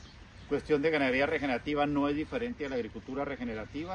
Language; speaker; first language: Spanish; native; Spanish